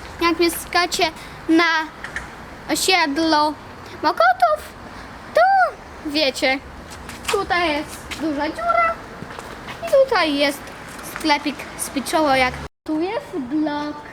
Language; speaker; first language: Polish; early bilingual, other home language; Russian